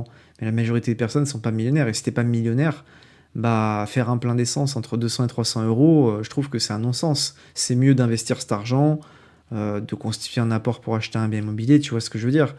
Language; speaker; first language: French; native; French